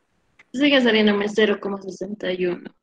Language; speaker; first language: Spanish; native; Spanish